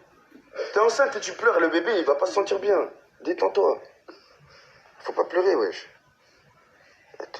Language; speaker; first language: French; native; French